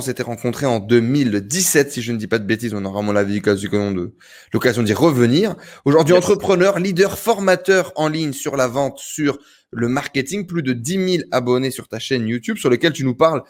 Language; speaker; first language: French; native; French